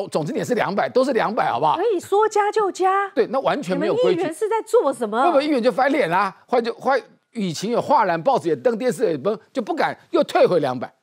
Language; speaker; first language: Chinese; native; Chinese